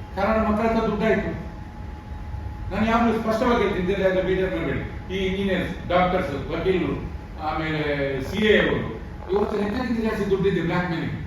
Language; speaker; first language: Kannada; non-native, local second language; Tulu